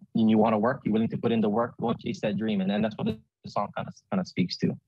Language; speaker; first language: English; native; English